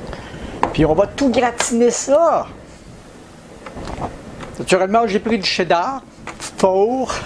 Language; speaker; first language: French; native; French